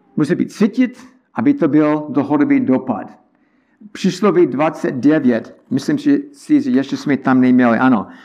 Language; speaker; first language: Czech; non-native, learner; English